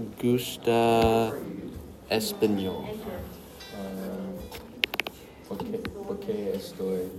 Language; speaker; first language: Spanish; non-native, learner; English